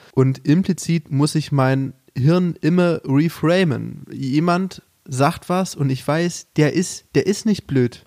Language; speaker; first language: German; native; German